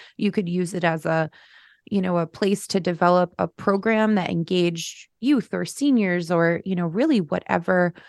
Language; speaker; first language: English; native; English